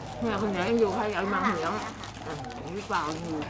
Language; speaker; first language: Thai; native; Thai